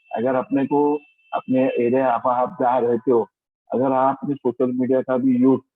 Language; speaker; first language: Hindi; non-native, local second language; Marathi